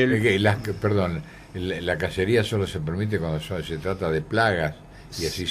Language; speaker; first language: Spanish; native; Spanish